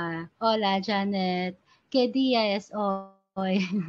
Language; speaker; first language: Spanish; non-native, learner; Filipino